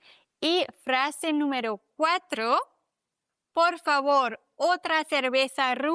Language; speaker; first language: Spanish; non-native, fluent; German